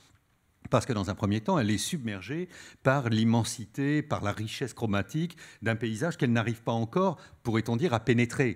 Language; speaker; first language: French; native; French